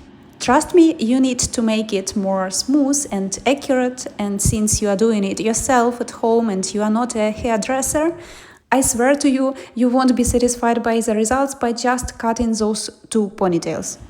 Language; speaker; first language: English; non-native, fluent; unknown